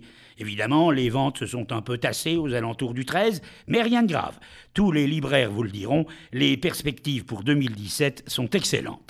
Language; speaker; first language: French; native; French